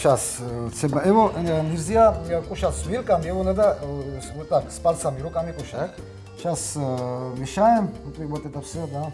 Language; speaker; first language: Polish; non-native, learner; Georgian